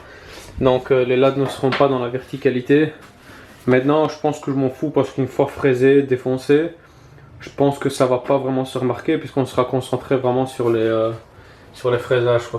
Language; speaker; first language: French; native; French